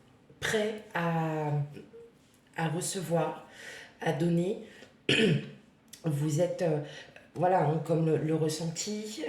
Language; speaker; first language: French; native; French